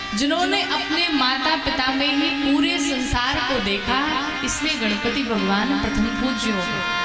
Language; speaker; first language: Hindi; native; Hindi